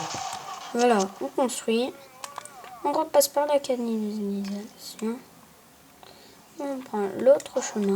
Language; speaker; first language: French; native; French